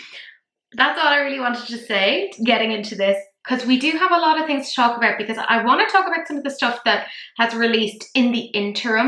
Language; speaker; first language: English; native; English